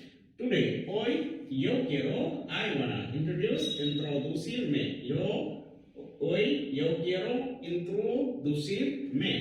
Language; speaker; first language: Spanish; non-native, learner; Hindi